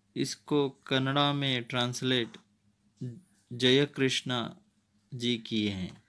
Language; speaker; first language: Hindi; non-native, local second language; Kannada